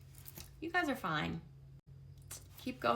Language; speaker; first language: English; native; English